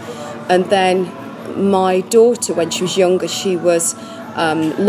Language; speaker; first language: English; native; English